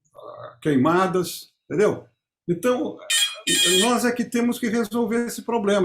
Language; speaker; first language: Portuguese; native; Portuguese